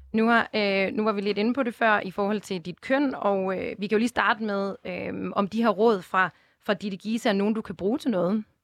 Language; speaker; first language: Danish; native; Danish